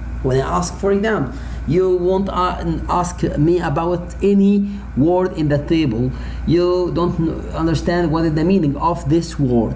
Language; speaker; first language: English; non-native, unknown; Arabic